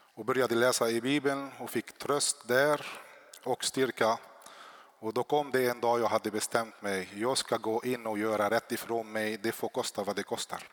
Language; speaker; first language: Swedish; non-native, fluent; Arabic